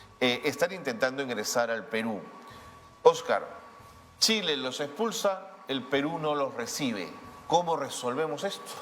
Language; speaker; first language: Spanish; native; Spanish